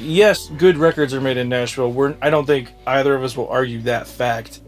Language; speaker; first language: English; native; English